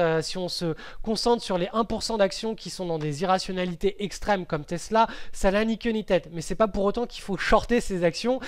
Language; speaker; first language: French; native; French